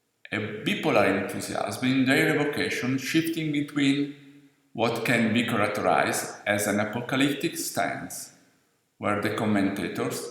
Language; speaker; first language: English; non-native, fluent; Italian